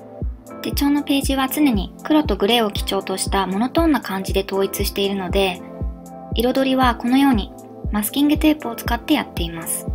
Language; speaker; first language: Japanese; native; Japanese